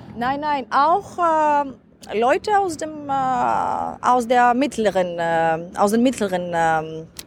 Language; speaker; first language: German; non-native, fluent; Greek